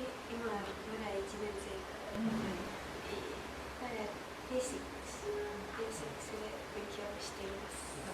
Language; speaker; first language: Japanese; non-native, learner; Thai